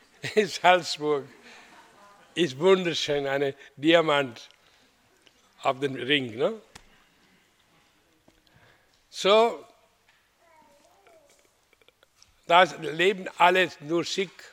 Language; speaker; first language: German; non-native, learner; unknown